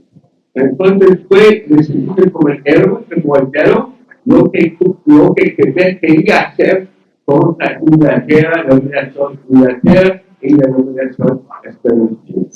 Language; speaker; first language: Spanish; non-native, learner; English